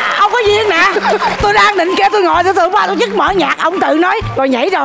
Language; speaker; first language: Vietnamese; native; Vietnamese